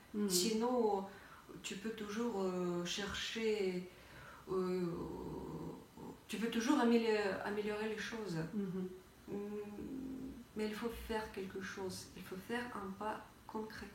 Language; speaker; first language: French; non-native, fluent; Russian